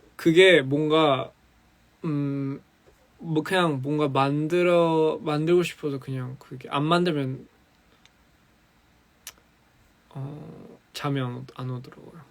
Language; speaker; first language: Korean; early bilingual, heritage; English